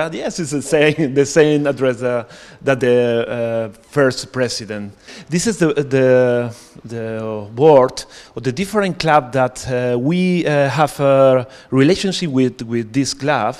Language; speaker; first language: English; non-native, learner; Spanish